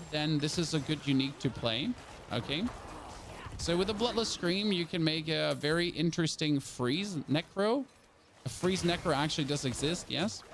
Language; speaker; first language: English; non-native, fluent; German